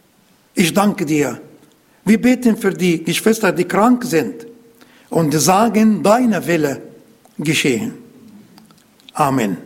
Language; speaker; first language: German; non-native, learner; Arabic